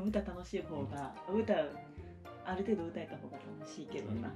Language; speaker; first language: Japanese; native; Japanese